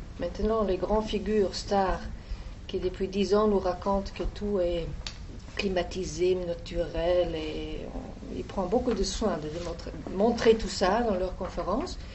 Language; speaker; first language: French; non-native, fluent; German